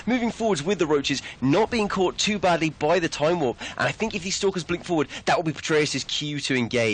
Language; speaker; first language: English; native; English